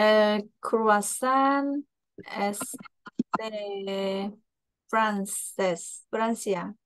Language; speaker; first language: Spanish; non-native, learner; Korean